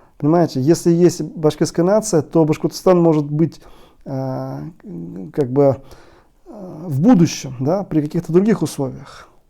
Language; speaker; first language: Russian; native; Russian